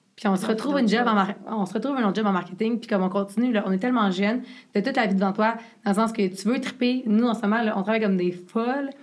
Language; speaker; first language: French; native; French